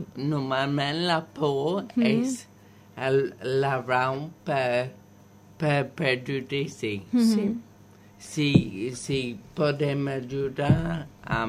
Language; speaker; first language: Catalan; non-native, learner; English